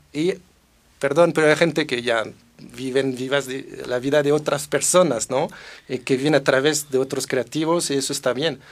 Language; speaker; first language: Spanish; non-native, fluent; French